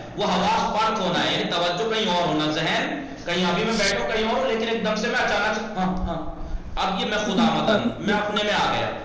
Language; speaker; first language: Urdu; native; Urdu